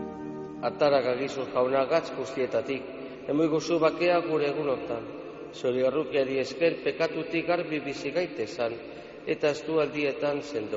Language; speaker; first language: Basque; native; Basque